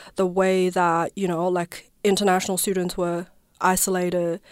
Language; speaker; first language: English; non-native, fluent; Chinese